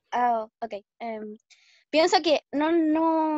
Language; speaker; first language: Spanish; native; Spanish